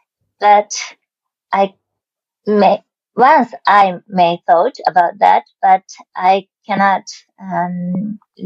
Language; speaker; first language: English; non-native, learner; Japanese